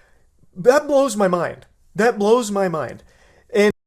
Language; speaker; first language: English; native; English